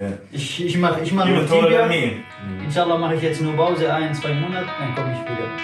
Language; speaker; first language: German; non-native, fluent; Arabic